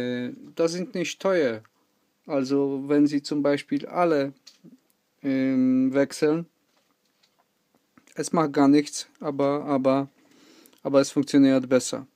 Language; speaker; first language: German; non-native, learner; Polish